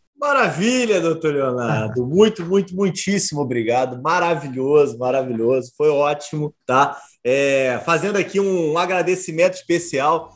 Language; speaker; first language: Portuguese; native; Portuguese